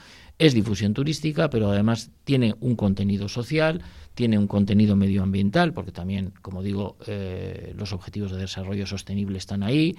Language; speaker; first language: Spanish; native; Spanish